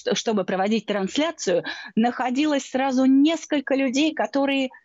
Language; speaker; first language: Russian; native; Russian